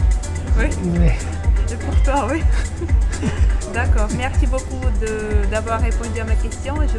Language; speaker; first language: French; non-native, fluent; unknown